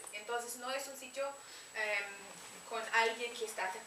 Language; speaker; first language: Spanish; non-native, fluent; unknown